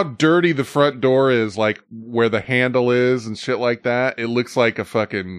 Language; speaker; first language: English; native; English